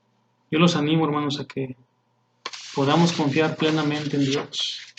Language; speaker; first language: Spanish; native; Spanish